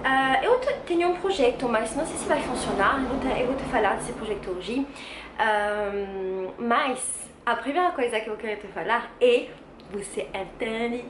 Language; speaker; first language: Portuguese; non-native, learner; French